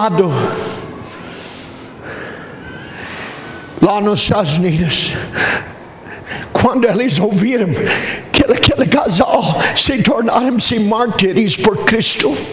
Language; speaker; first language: Portuguese; non-native, fluent; English